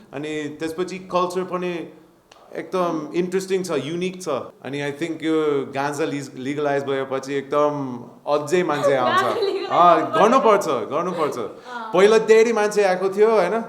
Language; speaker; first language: Nepali; non-native, learner; English